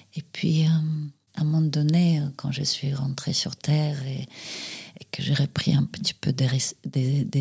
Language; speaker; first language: French; non-native, fluent; Russian